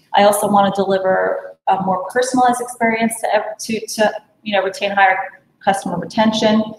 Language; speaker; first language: English; native; English